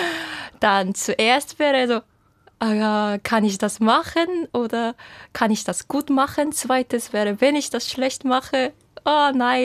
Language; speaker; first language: German; non-native, fluent; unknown